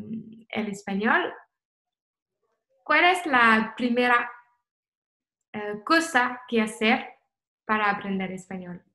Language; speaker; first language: Spanish; non-native, fluent; French